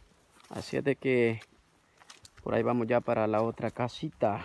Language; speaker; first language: Spanish; native; Spanish